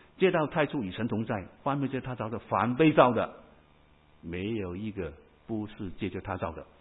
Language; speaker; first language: Chinese; non-native, local second language; Cantonese